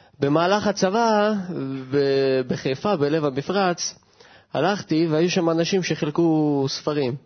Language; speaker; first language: Hebrew; early bilingual, other home language; Russian